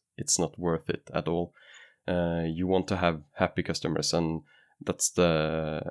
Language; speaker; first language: English; non-native, fluent; Norwegian